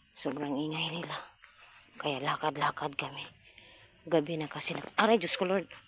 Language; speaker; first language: Filipino; non-native, local second language; Cebuano